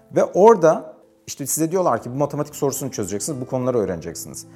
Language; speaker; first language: Turkish; native; Turkish